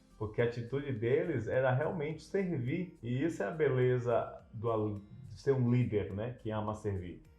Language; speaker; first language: Portuguese; native; Portuguese